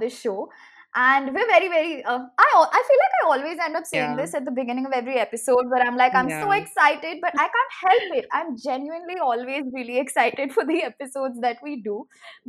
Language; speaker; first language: English; non-native, local second language; Hindi